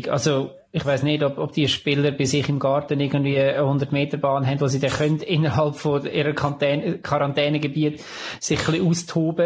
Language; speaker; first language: German; native; German